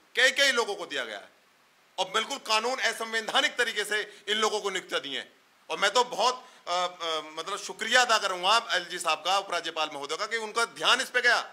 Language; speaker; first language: Hindi; native; Hindi